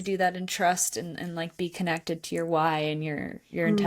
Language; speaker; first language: English; native; English